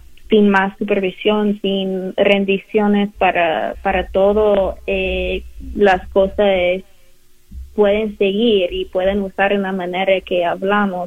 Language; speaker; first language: Spanish; non-native, learner; English